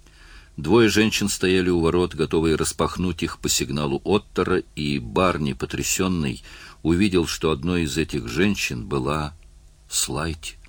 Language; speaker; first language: Russian; native; Russian